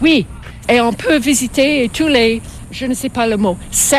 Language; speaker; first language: French; non-native, fluent; English